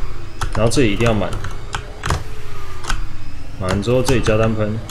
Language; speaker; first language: Chinese; native; Chinese